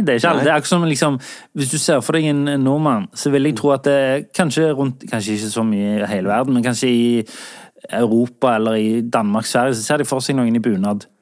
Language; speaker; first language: Norwegian; native; Norwegian